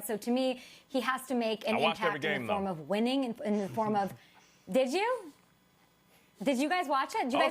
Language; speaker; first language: English; native; English